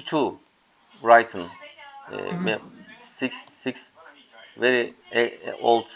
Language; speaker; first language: English; non-native, learner; Turkish